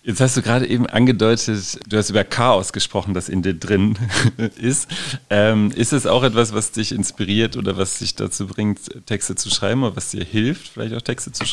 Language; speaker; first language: German; native; German